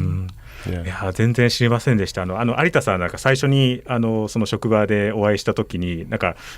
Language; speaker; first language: Japanese; native; Japanese